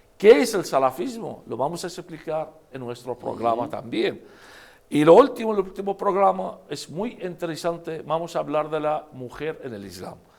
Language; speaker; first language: Spanish; non-native, fluent; Arabic